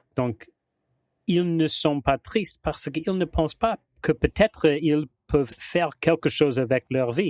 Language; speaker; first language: French; non-native, fluent; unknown